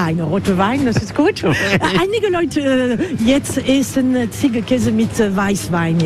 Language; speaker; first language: German; non-native, learner; French